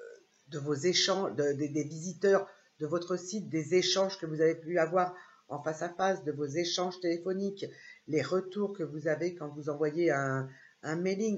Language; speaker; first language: French; native; French